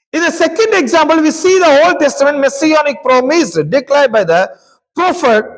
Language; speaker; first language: English; non-native, local second language; Telugu